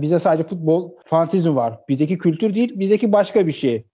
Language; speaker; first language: Turkish; native; Turkish